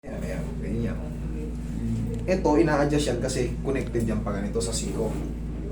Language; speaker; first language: Filipino; native; Filipino